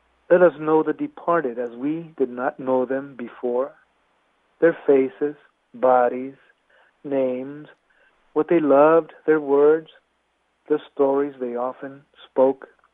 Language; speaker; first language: English; early bilingual, other home language; Spanish